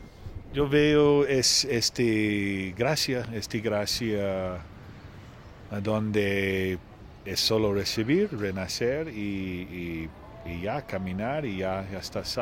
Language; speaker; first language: Spanish; non-native, learner; Portuguese